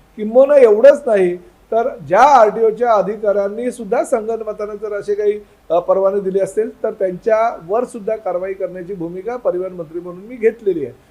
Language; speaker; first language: Marathi; native; Marathi